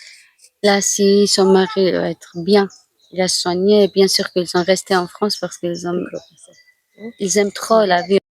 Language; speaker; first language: French; non-native, fluent; Georgian